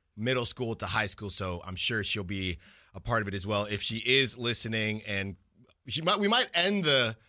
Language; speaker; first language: English; native; English